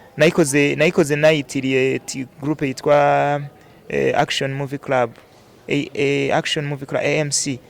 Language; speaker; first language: Rundi; native; Rundi